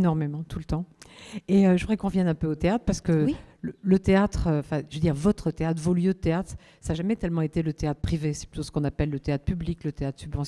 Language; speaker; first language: French; native; French